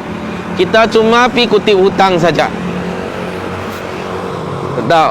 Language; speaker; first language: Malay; non-native, local second language; Chinese